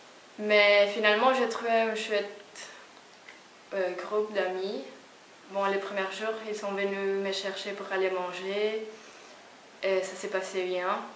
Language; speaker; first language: French; non-native, fluent; Spanish